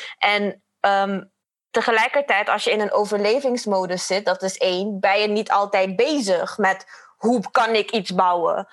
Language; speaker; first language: Dutch; non-native, fluent; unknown